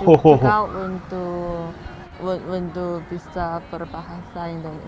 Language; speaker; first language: Indonesian; non-native, learner; Chinese